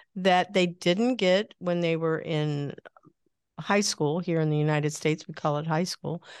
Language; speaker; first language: English; native; English